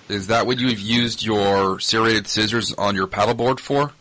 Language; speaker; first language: English; native; English